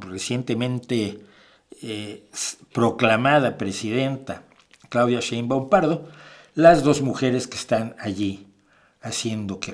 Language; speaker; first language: Spanish; native; Spanish